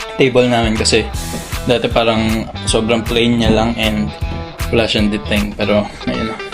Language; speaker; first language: Filipino; native; Filipino